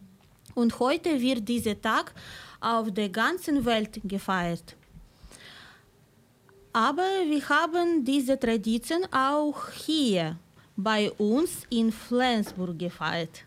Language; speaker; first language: German; non-native, fluent; Ukrainian